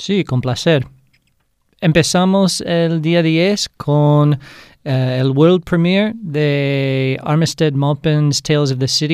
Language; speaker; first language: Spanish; non-native, fluent; English